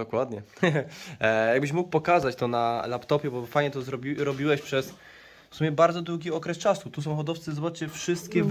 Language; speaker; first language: Polish; native; Polish